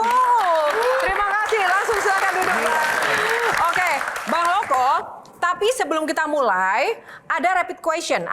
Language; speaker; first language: Indonesian; native; Indonesian